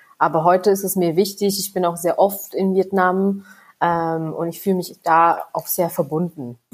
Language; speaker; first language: German; early bilingual, other home language; Vietnamese